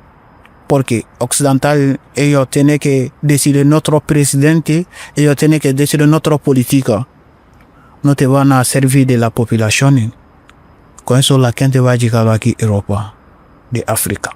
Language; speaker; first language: Spanish; non-native, learner; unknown